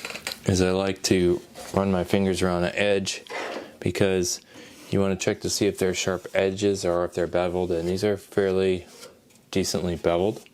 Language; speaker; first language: English; native; English